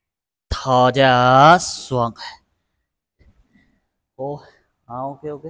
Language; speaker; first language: Vietnamese; non-native, learner; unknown